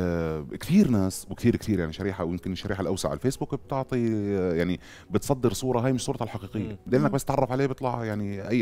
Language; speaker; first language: Arabic; native; Arabic